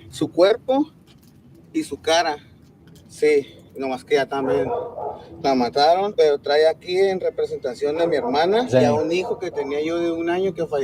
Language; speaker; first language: Spanish; native; Spanish